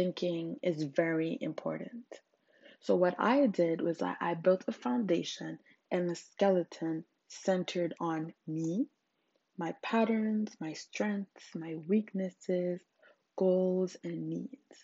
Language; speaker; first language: English; non-native, local second language; Shona